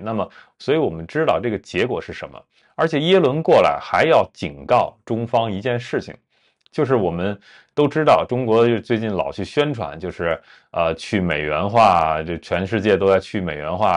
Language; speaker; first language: Chinese; native; Chinese